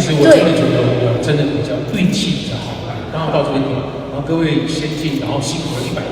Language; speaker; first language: Chinese; native; Chinese